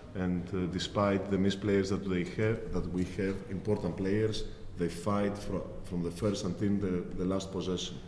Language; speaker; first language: English; non-native, fluent; Greek